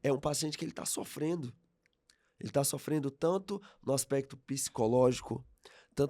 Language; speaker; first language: Portuguese; native; Portuguese